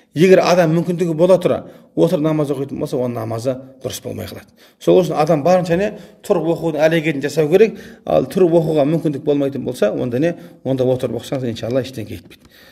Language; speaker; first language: Kazakh; native; Kazakh